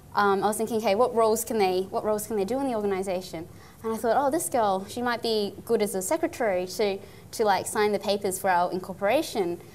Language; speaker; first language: English; native; English